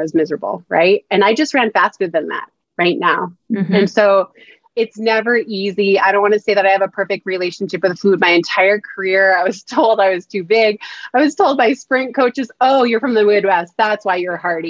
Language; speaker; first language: English; native; English